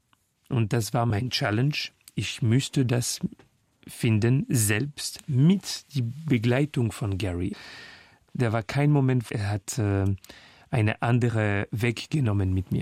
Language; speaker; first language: German; non-native, fluent; French